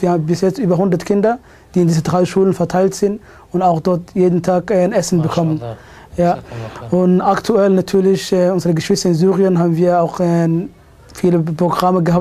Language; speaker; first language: German; early bilingual, other home language; Somali